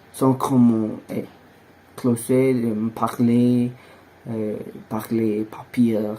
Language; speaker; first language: French; non-native, learner; Spanish